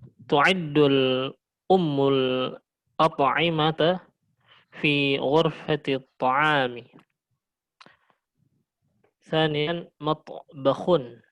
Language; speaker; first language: Arabic; non-native, learner; Indonesian